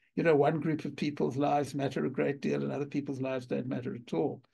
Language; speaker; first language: English; native; English